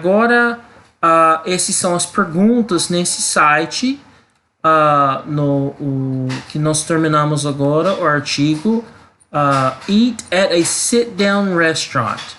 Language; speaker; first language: Portuguese; non-native, learner; English